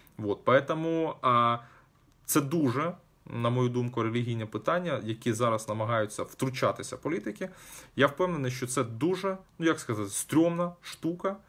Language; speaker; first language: Ukrainian; non-native, local second language; Russian